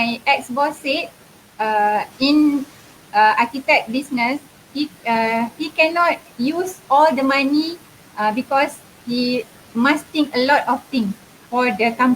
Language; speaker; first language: English; non-native, local second language; Malay